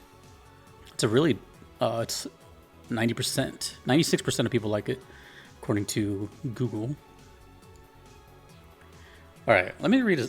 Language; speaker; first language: English; native; English